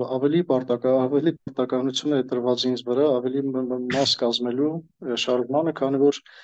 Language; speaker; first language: Armenian; native; Armenian